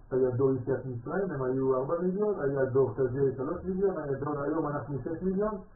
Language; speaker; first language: Hebrew; non-native, fluent; French